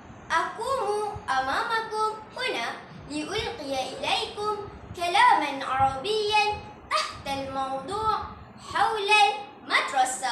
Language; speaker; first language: Arabic; non-native, learner; Malay